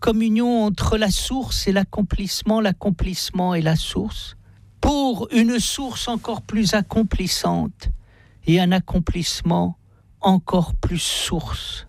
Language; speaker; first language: French; native; French